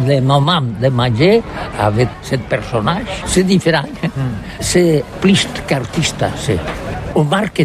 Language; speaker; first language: French; non-native, learner; Catalan